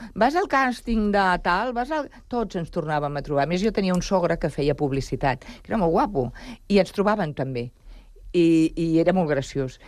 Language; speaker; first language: Catalan; non-native, local second language; Spanish